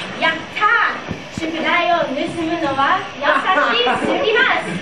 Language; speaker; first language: Japanese; non-native, learner; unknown